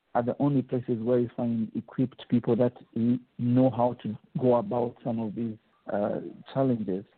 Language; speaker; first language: English; non-native, local second language; Bemba